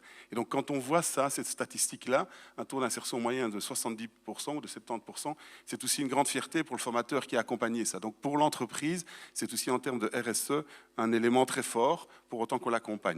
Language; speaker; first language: French; native; French